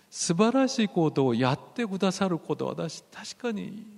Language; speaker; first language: Japanese; non-native, fluent; Korean